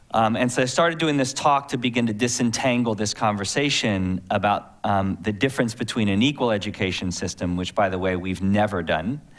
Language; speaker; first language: English; native; English